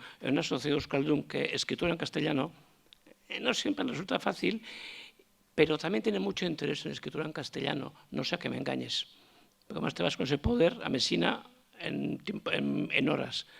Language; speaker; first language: Spanish; native; Spanish